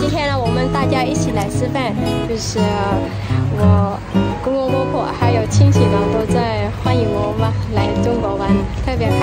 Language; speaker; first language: Chinese; non-native, learner; Lao